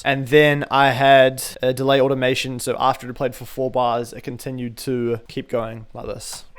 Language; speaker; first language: English; native; English